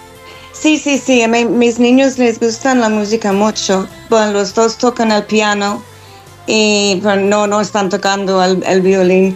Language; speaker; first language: Spanish; non-native, fluent; English